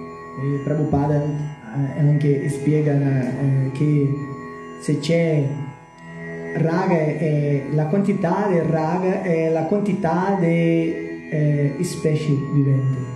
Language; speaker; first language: Italian; non-native, learner; Portuguese